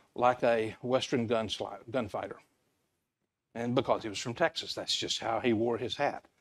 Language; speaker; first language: English; native; English